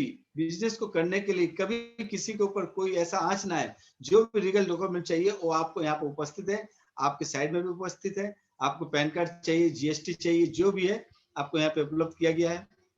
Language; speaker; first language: Hindi; native; Hindi